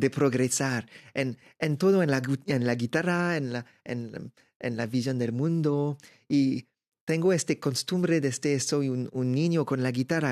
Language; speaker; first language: Spanish; non-native, learner; French